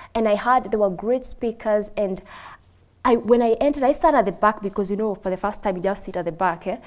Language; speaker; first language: English; non-native, local second language; Kikuyu